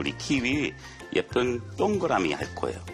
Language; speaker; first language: Korean; non-native, learner; English